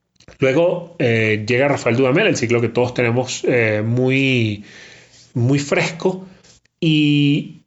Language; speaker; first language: Spanish; native; Spanish